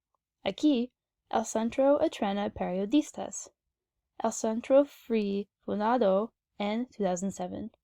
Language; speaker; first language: Spanish; non-native, learner; English